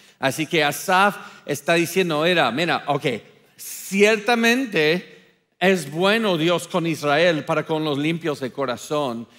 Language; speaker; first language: Spanish; non-native, fluent; English